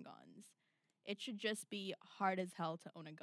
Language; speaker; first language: English; non-native, local second language; Urdu